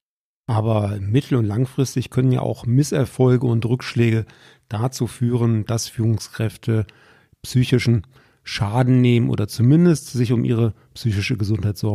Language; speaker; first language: German; native; German